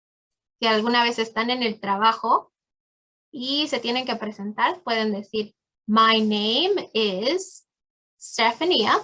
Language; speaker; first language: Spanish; early bilingual, heritage; Spanish